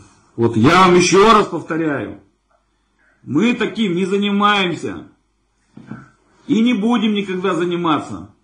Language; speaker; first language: Russian; native; Russian